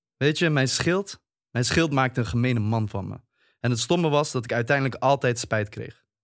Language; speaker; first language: Dutch; early bilingual, other home language; Turkish